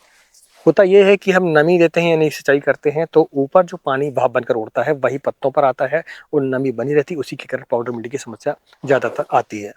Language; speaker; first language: Hindi; native; Hindi